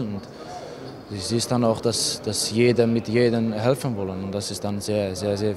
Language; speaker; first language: German; non-native, fluent; Dutch